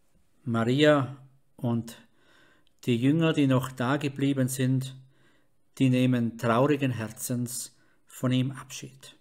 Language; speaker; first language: German; native; German